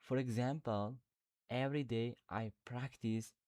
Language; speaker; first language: English; non-native, learner; Uzbek